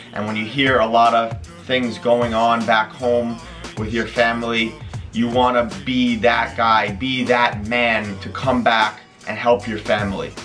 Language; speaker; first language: English; native; English